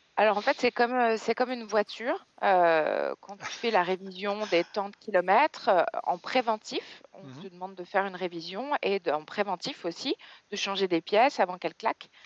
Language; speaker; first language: French; native; French